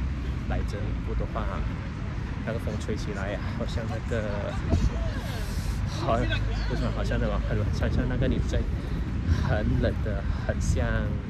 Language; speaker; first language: Chinese; early bilingual, heritage; Chinese